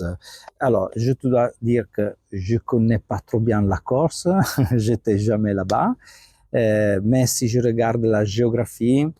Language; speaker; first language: French; non-native, fluent; Italian